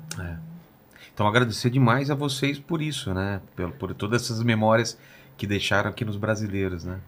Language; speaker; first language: Portuguese; non-native, learner; Japanese